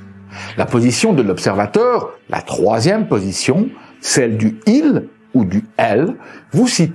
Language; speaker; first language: French; native; French